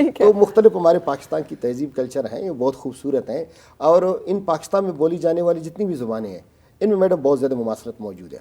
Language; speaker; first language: Urdu; non-native, local second language; Baluchi